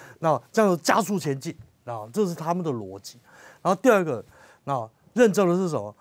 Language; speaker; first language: Chinese; native; Chinese